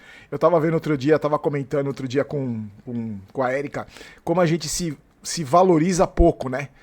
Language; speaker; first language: Portuguese; native; Portuguese